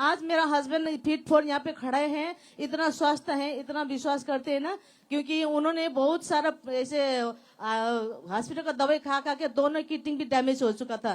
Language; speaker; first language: Hindi; non-native, local second language; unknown